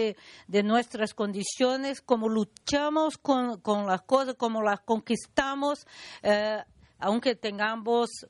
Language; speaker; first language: Spanish; non-native, learner; Portuguese